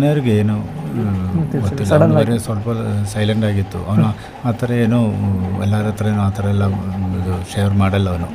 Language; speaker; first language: Kannada; non-native, local second language; Malayalam